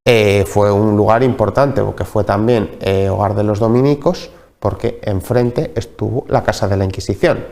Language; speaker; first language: Spanish; native; Spanish